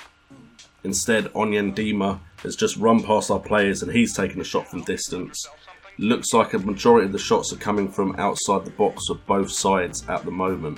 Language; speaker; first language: English; native; English